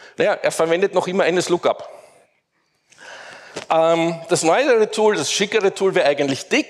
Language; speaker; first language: German; native; German